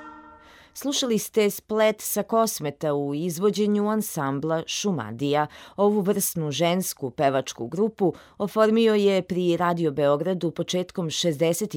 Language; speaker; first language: Serbian; native; Serbian